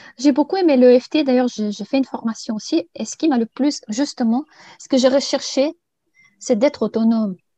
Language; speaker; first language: French; non-native, fluent; Bulgarian